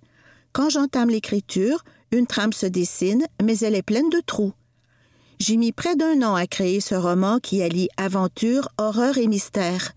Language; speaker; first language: French; native; French